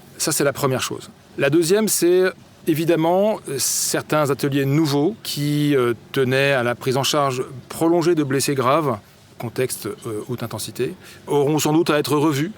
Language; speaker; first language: French; native; French